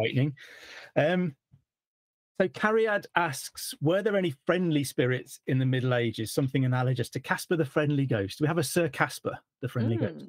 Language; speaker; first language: English; native; English